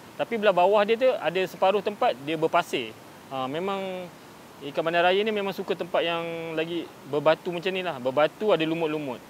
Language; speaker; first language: Malay; native; Malay